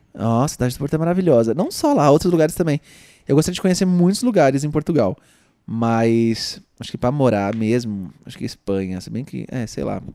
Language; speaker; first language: Portuguese; native; Portuguese